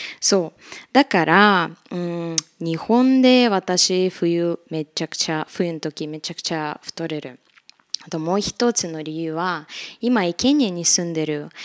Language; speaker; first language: Japanese; non-native, fluent; Russian